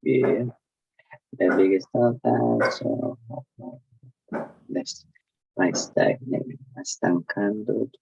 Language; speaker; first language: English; non-native, fluent; Spanish